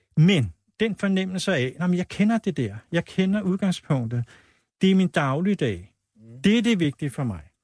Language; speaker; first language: Danish; native; Danish